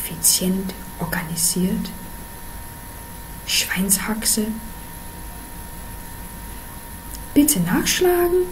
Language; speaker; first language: German; non-native, fluent; Danish